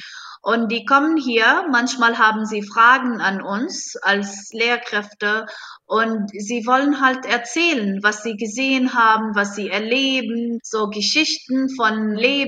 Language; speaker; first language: German; non-native, fluent; Arabic